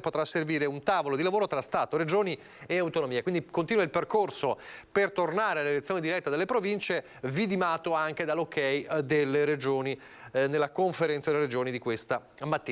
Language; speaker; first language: Italian; native; Italian